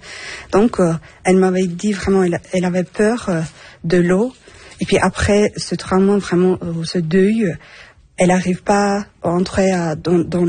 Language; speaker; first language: French; non-native, fluent; Turkish